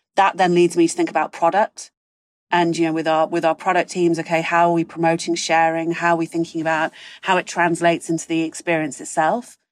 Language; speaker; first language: English; native; English